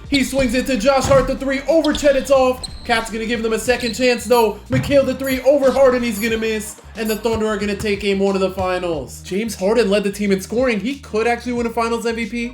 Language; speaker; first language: English; native; English